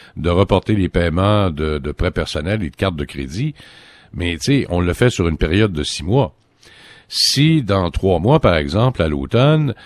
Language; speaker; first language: French; native; French